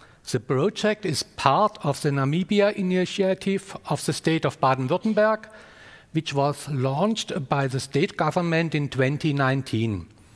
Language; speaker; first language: English; non-native, fluent; German